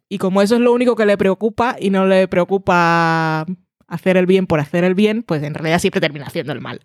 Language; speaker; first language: Spanish; native; Spanish